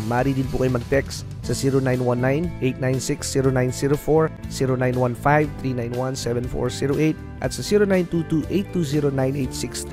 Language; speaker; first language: Filipino; native; Filipino